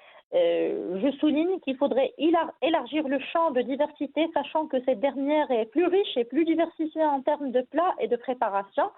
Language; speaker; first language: French; non-native, local second language; Arabic